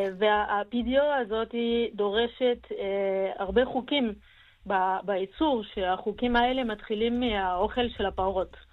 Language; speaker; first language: Hebrew; non-native, fluent; French